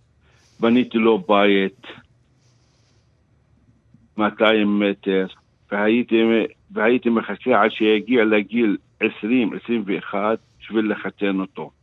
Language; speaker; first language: Hebrew; non-native, local second language; Arabic